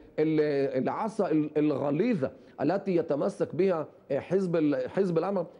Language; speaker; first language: Arabic; non-native, fluent; Hebrew